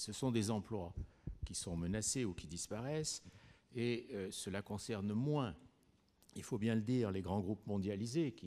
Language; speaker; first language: French; native; French